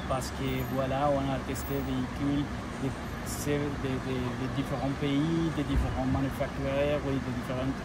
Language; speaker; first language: French; non-native, learner; Spanish